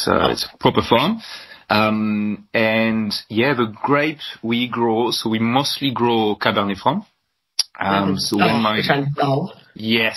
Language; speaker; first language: English; non-native, fluent; French